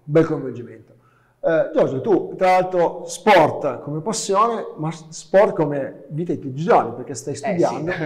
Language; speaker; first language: Italian; native; Italian